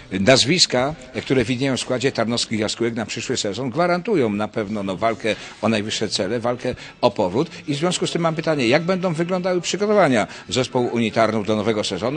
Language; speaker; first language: Polish; native; Polish